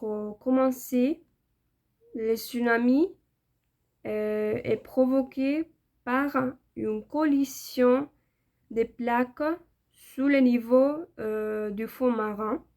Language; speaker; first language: French; non-native, learner; Spanish